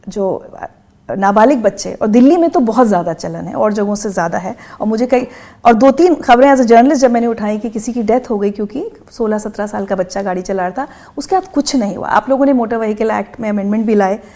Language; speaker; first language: Hindi; native; Hindi